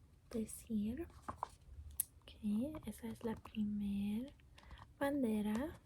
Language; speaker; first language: Spanish; non-native, learner; English